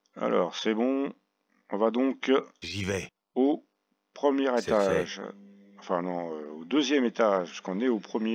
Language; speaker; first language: French; native; French